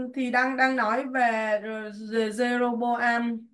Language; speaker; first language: Vietnamese; native; Vietnamese